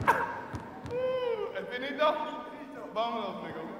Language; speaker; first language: Spanish; non-native, learner; English